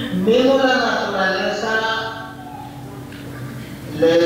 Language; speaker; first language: Spanish; non-native, local second language; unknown